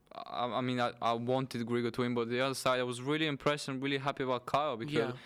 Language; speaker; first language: English; non-native, fluent; Bulgarian